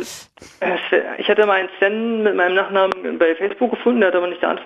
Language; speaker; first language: German; native; German